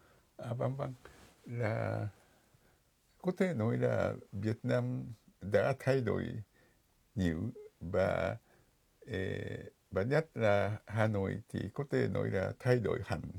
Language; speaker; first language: Vietnamese; non-native, fluent; Japanese